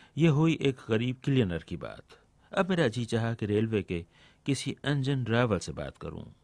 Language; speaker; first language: Urdu; native; Urdu